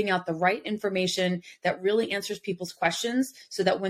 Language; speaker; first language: English; native; English